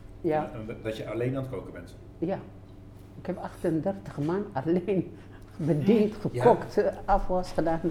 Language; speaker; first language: Dutch; non-native, learner; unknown